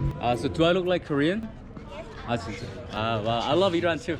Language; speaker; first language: English; non-native, fluent; Korean